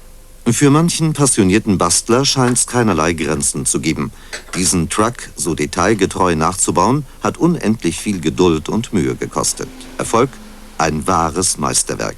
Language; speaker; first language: German; native; German